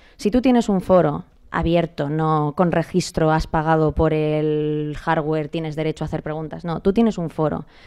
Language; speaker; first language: Spanish; native; Spanish